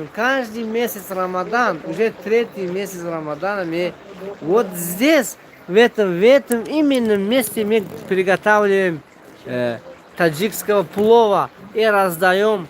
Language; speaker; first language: Russian; non-native, local second language; Tajik